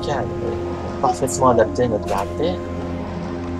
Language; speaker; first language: French; native; French